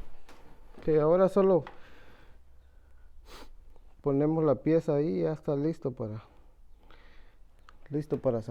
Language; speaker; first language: Spanish; native; Spanish